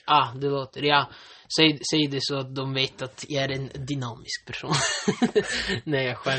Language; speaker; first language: Swedish; non-native, local second language; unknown